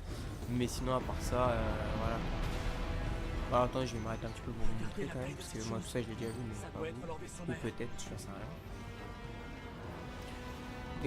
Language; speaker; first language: French; native; French